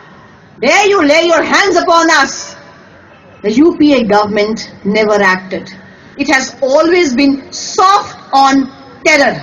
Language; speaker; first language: English; non-native, local second language; Hindi